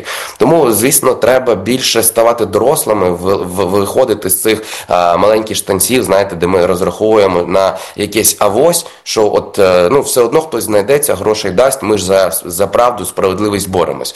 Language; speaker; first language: Ukrainian; native; Ukrainian